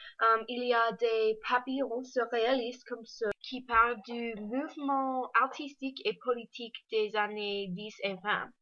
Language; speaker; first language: French; non-native, learner; English